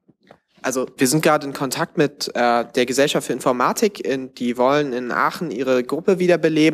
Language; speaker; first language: German; native; German